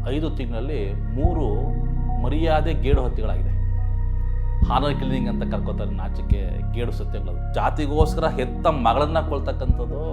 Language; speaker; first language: Kannada; native; Kannada